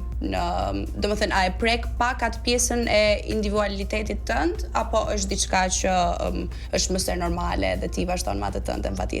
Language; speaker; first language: Albanian; native; Albanian